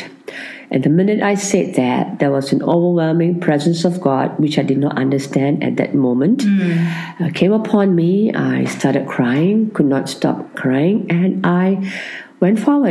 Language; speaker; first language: English; non-native, local second language; Tamil